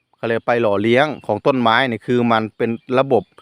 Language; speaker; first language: Thai; non-native, local second language; Northeastern Thai